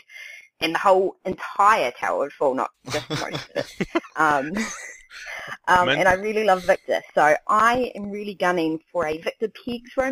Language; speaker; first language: English; native; English